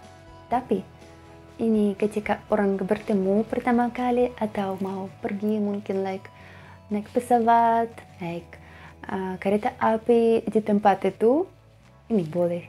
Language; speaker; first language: Indonesian; non-native, fluent; Russian